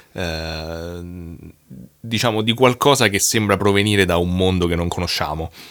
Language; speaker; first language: Italian; native; Italian